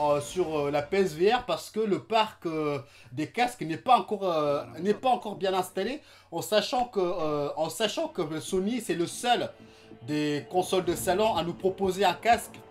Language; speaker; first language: French; native; French